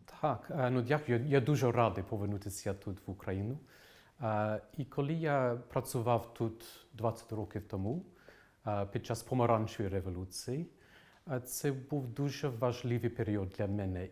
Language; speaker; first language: Ukrainian; non-native, fluent; English